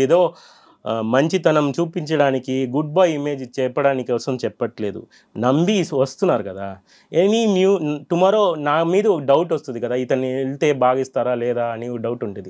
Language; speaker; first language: Telugu; non-native, fluent; Tamil